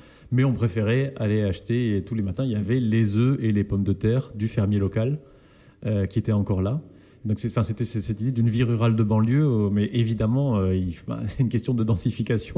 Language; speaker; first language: French; native; French